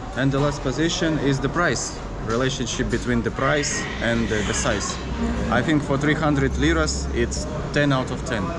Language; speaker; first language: English; non-native, fluent; Russian